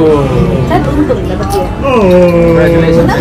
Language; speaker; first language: Indonesian; native; Indonesian